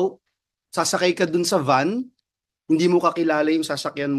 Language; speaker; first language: Filipino; native; Filipino